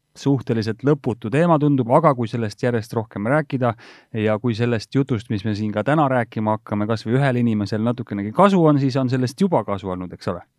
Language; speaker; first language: Estonian; native; Estonian